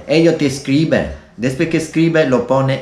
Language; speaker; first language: Spanish; non-native, learner; Italian